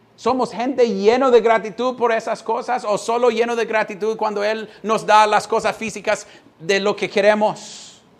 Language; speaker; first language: Spanish; non-native, fluent; English